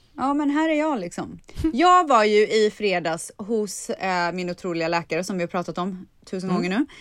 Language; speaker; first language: Swedish; native; Swedish